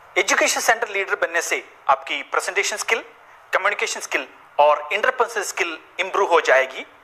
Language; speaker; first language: Hindi; non-native, local second language; Malayalam